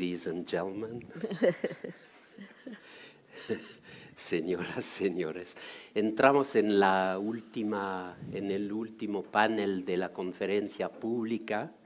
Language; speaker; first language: Spanish; non-native, fluent; French